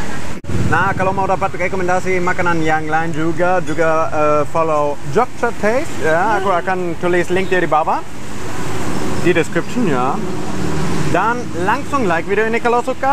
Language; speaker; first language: Indonesian; non-native, fluent; German